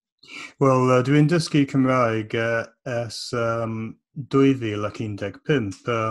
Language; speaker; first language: Welsh; non-native, fluent; English